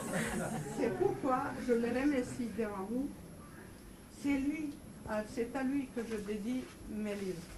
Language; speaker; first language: French; non-native, fluent; Serbian